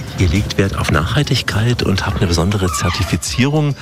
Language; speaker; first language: German; native; German